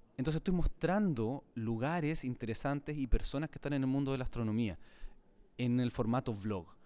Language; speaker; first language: Spanish; native; Spanish